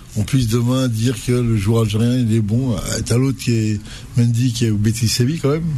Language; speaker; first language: French; non-native, local second language; Arabic